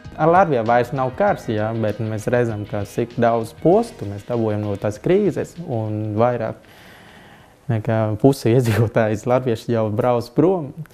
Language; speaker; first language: Latvian; non-native, learner; Vietnamese